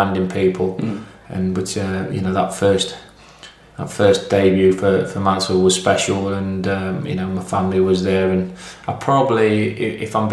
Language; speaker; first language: English; native; English